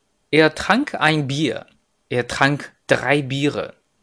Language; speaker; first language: German; non-native, fluent; Chinese